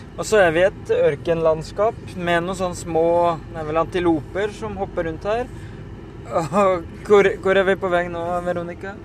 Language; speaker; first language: Norwegian; native; Norwegian